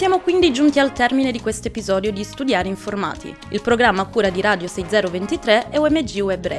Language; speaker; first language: Italian; native; Italian